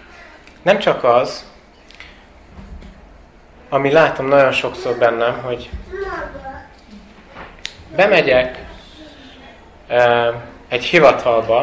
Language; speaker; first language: Hungarian; non-native, fluent; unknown